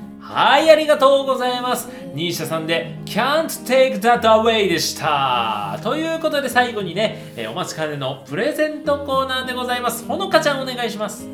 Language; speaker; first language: Japanese; native; Japanese